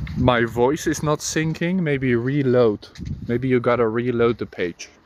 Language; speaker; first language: English; non-native, fluent; Dutch